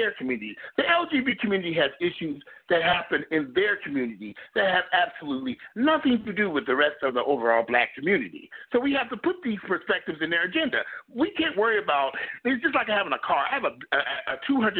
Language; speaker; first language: English; native; English